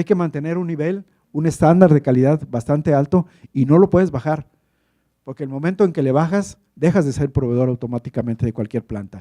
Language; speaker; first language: Spanish; native; Spanish